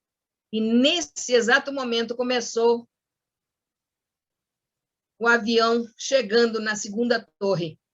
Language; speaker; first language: Portuguese; non-native, fluent; Spanish